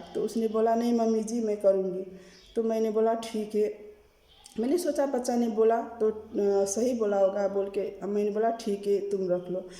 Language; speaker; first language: Hindi; non-native, learner; Nepali